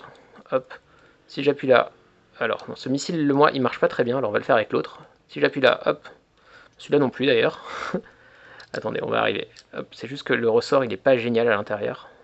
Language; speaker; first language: French; native; French